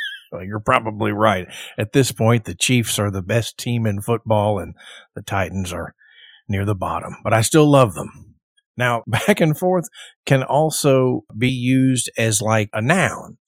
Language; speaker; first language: English; native; English